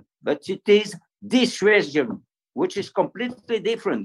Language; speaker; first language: English; non-native, fluent; French